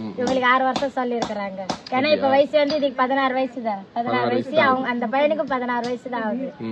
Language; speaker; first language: Tamil; non-native, local second language; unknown